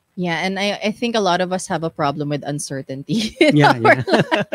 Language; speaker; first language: English; non-native, local second language; Filipino